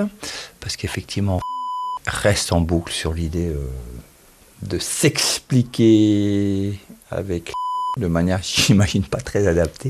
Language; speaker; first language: French; native; French